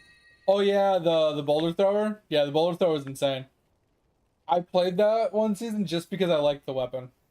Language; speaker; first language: English; native; English